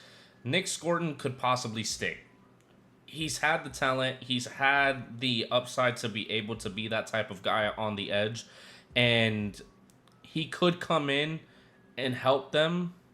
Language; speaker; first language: English; native; English